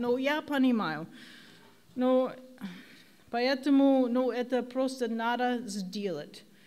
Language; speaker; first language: Russian; non-native, learner; English